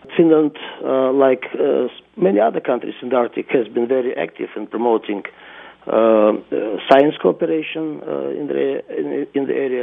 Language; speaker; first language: English; non-native, fluent; Russian